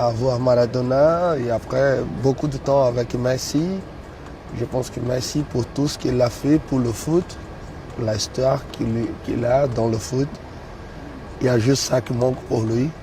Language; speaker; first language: French; non-native, fluent; Portuguese